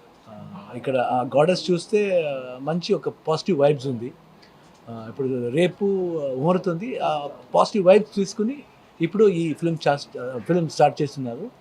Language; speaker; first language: Telugu; non-native, learner; Kannada